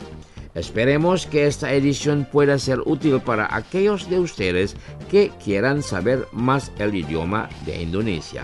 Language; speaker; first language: Spanish; non-native, fluent; Indonesian